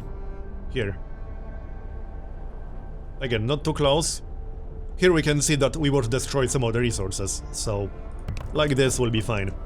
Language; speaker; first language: English; native; English